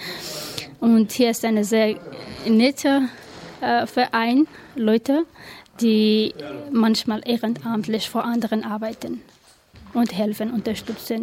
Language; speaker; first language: German; non-native, learner; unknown